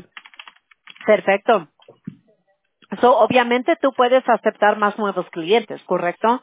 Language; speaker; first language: Spanish; early bilingual, heritage; Spanish